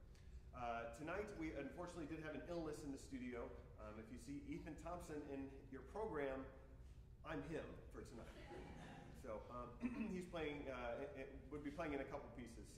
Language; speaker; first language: English; native; English